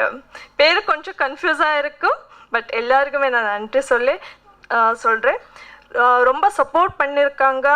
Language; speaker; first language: Tamil; non-native, learner; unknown